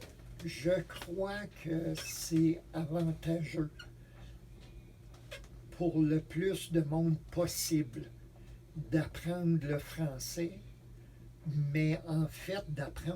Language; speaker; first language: French; native; French